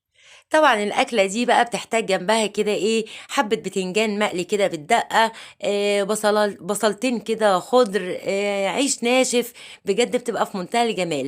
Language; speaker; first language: Arabic; native; Arabic